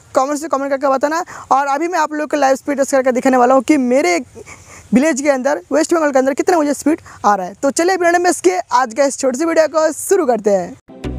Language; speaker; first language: Hindi; non-native, local second language; Bangla